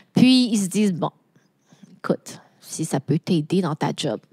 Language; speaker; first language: French; native; French